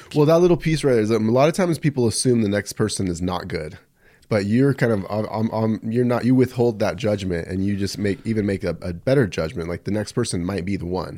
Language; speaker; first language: English; early bilingual, other home language; Spanish